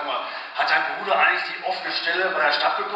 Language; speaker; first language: German; native; German